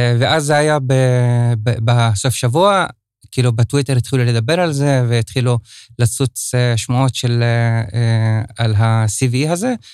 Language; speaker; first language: Hebrew; non-native, local second language; Arabic